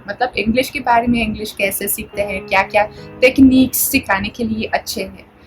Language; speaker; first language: Hindi; non-native, fluent; Dutch